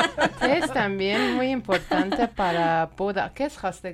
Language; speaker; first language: Spanish; non-native, learner; Persian